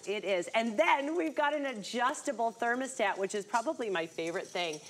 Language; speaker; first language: English; native; English